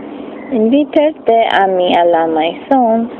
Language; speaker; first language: French; non-native, learner; English